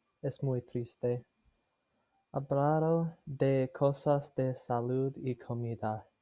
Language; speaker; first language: Spanish; non-native, learner; English